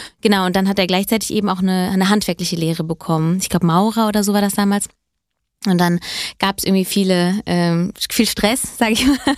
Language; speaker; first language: German; early bilingual, other home language; Italian